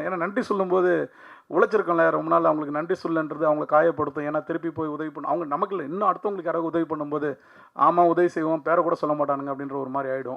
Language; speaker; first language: Tamil; native; Tamil